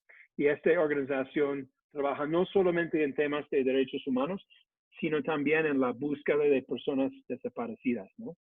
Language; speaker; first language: Spanish; non-native, fluent; English